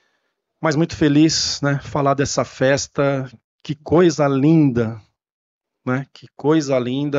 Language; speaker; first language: Portuguese; native; Portuguese